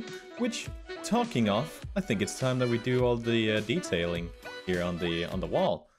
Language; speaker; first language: English; native; English